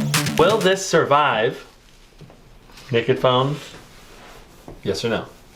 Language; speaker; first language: English; native; English